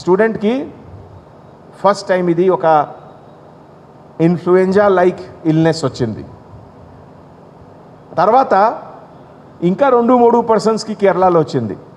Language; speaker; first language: Telugu; non-native, fluent; Hindi